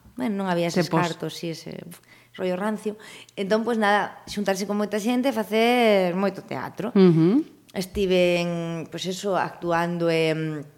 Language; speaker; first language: Galician; native; Galician